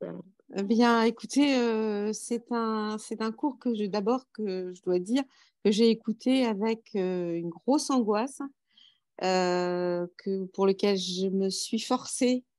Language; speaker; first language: French; native; French